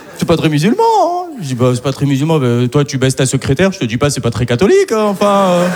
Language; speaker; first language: French; non-native, local second language; Arabic